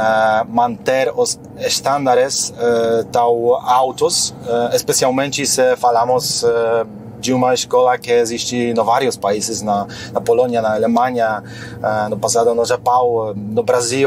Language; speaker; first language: Portuguese; non-native, fluent; Polish